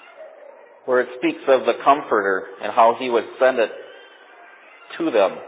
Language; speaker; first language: English; native; English